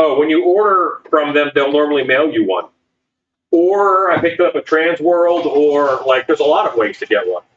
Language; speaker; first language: English; native; English